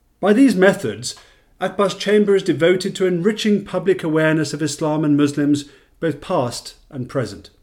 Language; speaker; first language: English; native; English